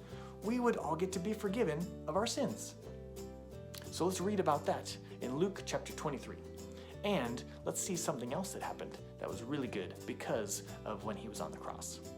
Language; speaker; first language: English; native; English